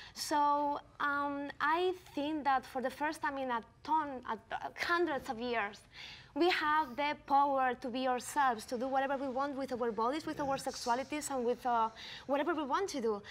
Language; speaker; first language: English; non-native, fluent; Spanish